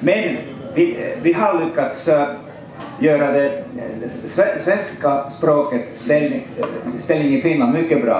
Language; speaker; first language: Swedish; non-native, fluent; Finnish